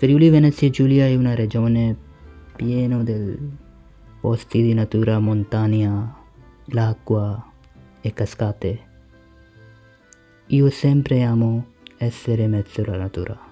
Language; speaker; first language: Italian; non-native, learner; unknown